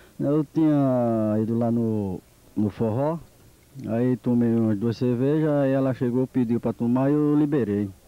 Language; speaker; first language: Portuguese; native; Portuguese